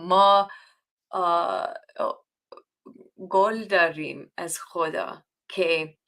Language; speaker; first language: Persian; non-native, learner; English